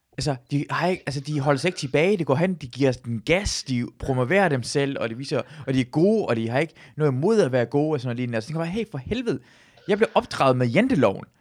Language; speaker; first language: Danish; early bilingual, other home language; Persian